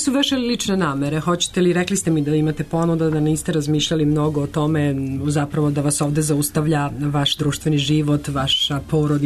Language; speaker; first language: Serbian; native; Serbian